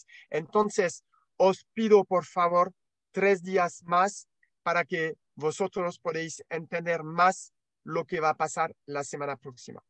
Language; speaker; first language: Spanish; non-native, learner; French